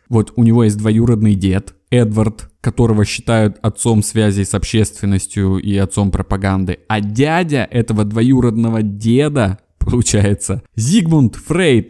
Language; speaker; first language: Russian; native; Russian